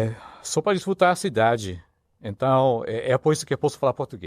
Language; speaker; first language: Portuguese; non-native, fluent; English